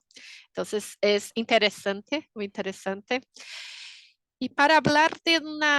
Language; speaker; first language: Spanish; non-native, fluent; Portuguese